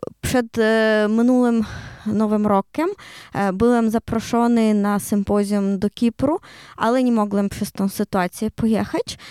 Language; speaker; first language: Polish; non-native, learner; Ukrainian